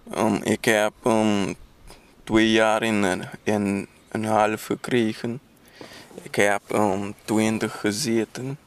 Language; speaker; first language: Dutch; non-native, learner; Papiamento